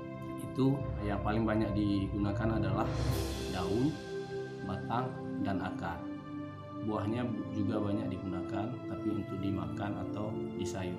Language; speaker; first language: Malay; non-native, local second language; Achinese